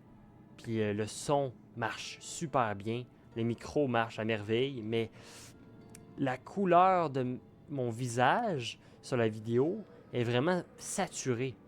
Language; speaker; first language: French; native; French